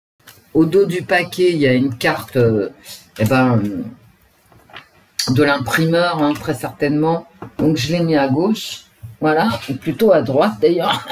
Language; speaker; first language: French; native; French